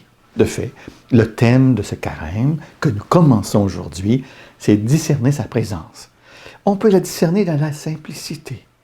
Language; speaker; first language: French; native; French